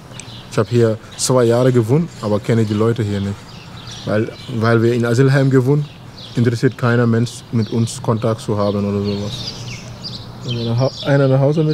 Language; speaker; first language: German; non-native, learner; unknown